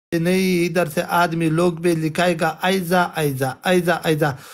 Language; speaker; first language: Hindi; non-native, local second language; Pashto